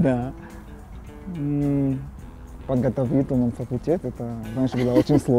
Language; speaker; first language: Russian; non-native, learner; Portuguese